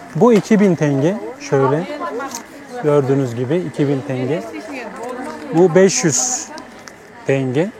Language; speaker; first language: Turkish; native; Turkish